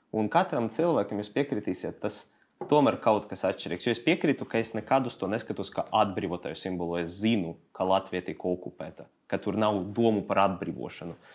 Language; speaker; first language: Latvian; non-native, local second language; Russian